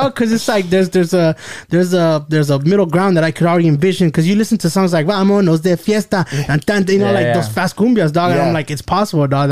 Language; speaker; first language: English; native; English